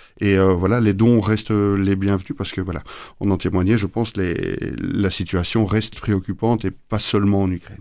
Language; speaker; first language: French; native; French